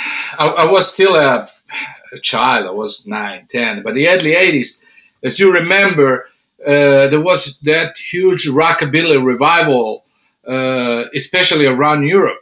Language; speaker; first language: English; non-native, fluent; Italian